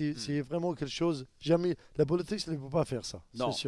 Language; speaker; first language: French; non-native, learner; Arabic